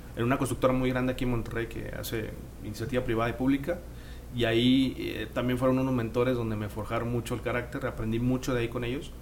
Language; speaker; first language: Spanish; native; Spanish